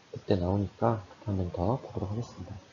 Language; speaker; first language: Korean; native; Korean